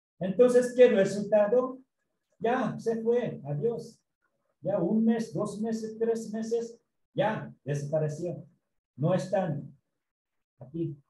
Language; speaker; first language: Spanish; non-native, learner; Korean